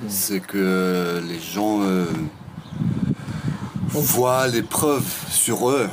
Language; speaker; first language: French; non-native, fluent; Russian